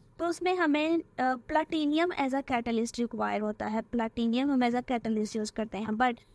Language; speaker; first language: Hindi; native; Hindi